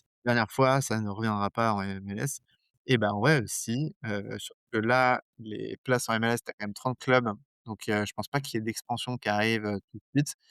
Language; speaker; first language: French; native; French